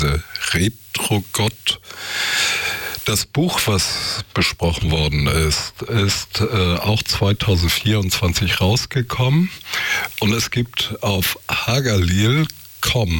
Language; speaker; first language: German; native; German